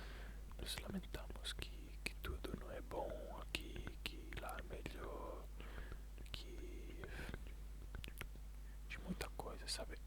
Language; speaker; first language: Portuguese; non-native, fluent; Italian